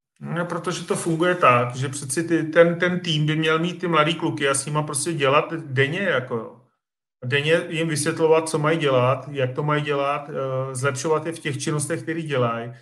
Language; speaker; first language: Czech; native; Czech